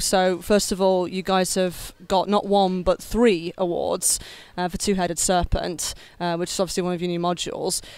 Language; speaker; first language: English; native; English